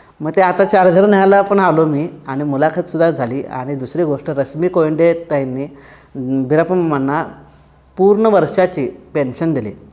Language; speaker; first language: Marathi; native; Marathi